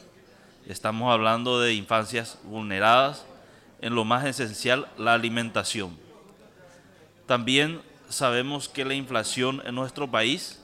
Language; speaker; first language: Spanish; native; Spanish